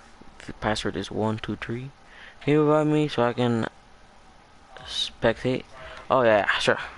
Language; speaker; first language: English; native; English